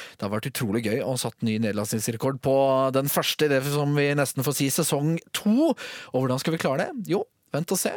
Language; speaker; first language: Norwegian; native; Norwegian